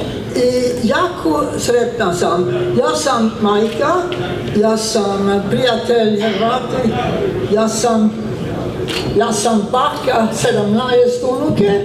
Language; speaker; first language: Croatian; non-native, learner; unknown